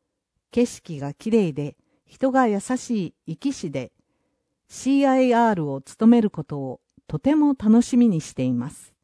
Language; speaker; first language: Japanese; non-native, fluent; English